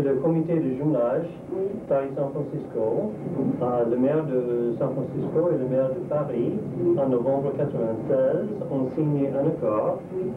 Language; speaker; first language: French; non-native, fluent; English